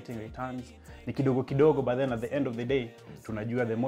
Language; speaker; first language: English; non-native, local second language; Luo (Kenya and Tanzania)